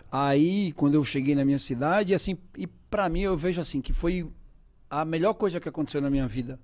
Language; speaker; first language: Portuguese; native; Portuguese